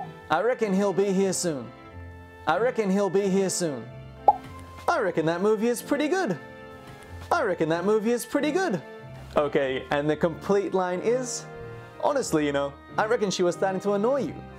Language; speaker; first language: English; native; English